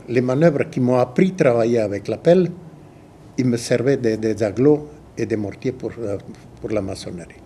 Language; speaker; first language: French; non-native, fluent; Croatian